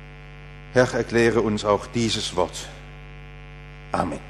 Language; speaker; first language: German; native; German